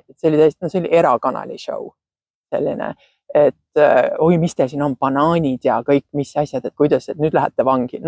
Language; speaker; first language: Estonian; native; Estonian